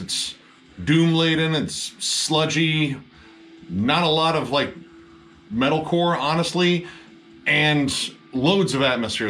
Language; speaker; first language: English; native; English